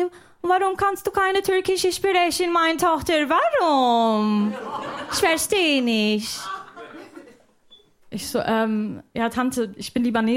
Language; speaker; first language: German; early bilingual, other home language; Arabic